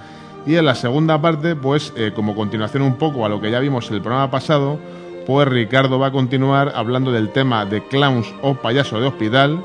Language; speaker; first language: Spanish; native; Spanish